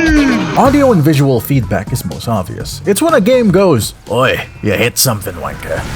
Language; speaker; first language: English; native; English